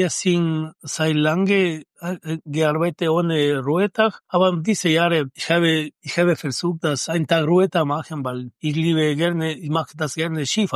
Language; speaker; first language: German; non-native, learner; Spanish